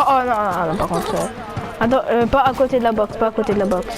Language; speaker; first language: French; native; French